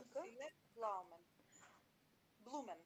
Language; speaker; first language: German; non-native, learner; Macedonian